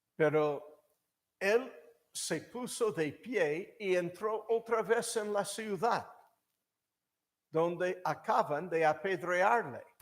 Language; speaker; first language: Spanish; non-native, fluent; English